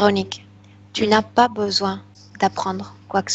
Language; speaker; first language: French; native; French